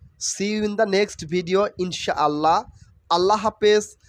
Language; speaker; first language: English; non-native, local second language; Bangla